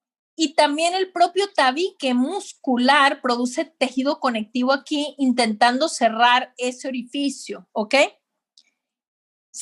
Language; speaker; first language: Spanish; native; Spanish